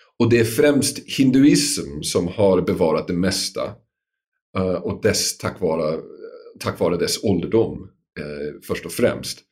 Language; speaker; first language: Swedish; non-native, fluent; English